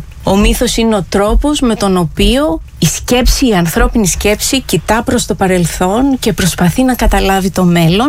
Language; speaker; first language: Greek; native; Greek